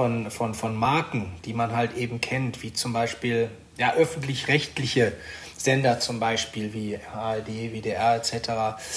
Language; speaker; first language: German; native; German